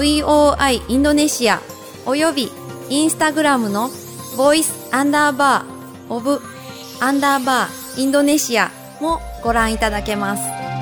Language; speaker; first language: Japanese; non-native, fluent; Indonesian